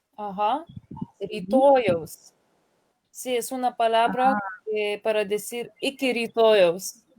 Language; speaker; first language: Spanish; non-native, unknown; Lithuanian